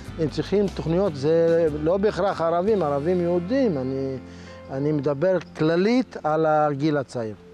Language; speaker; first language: Hebrew; non-native, local second language; Arabic